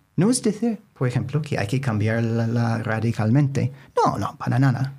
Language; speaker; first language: Spanish; non-native, fluent; English